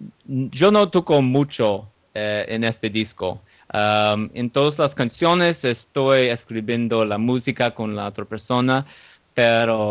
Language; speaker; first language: Spanish; non-native, learner; English